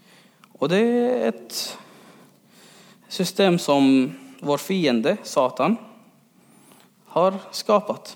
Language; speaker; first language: Swedish; early bilingual, other home language; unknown